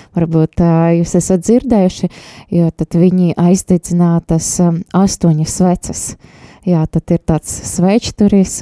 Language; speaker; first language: Latvian; non-native, local second language; Russian